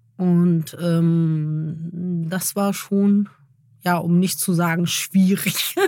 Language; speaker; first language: German; early bilingual, other home language; Kurdish